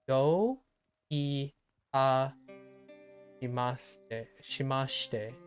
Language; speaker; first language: Japanese; non-native, learner; English